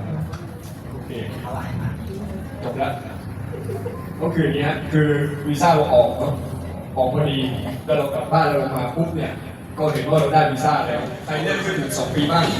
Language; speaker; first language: Thai; native; Thai